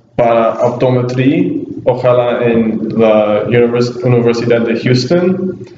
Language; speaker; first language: Spanish; non-native, learner; English